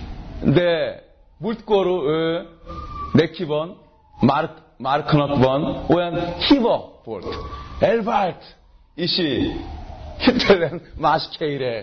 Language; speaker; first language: Hungarian; non-native, learner; Korean